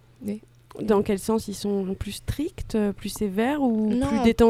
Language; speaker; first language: French; native; French